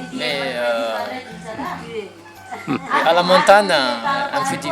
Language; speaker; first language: French; non-native, learner; Nepali